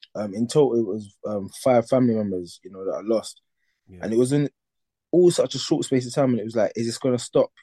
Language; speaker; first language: English; native; English